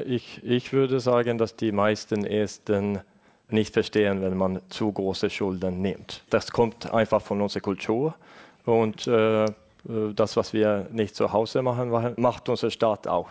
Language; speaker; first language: German; non-native, fluent; Estonian